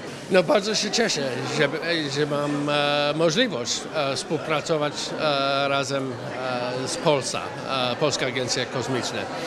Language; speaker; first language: Polish; non-native, learner; English